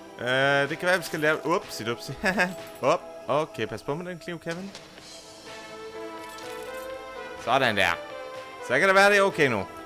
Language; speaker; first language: Danish; native; Danish